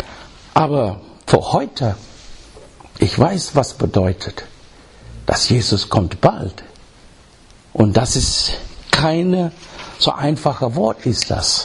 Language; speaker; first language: German; non-native, learner; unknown